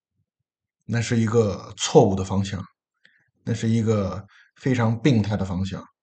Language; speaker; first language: Chinese; native; Chinese